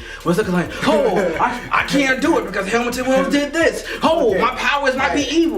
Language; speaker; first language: English; native; English